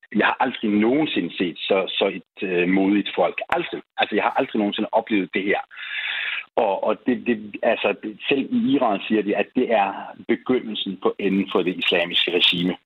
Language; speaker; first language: Danish; early bilingual, other home language; Persian